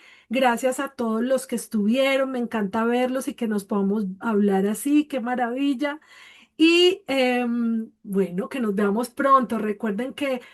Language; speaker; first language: Spanish; native; Spanish